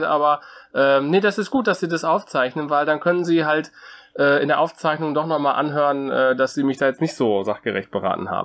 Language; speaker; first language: German; native; German